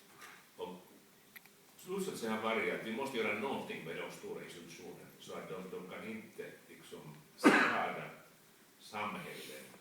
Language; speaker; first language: Swedish; non-native, fluent; Finnish